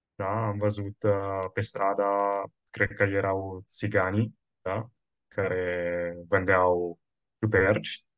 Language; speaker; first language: Romanian; non-native, fluent; Italian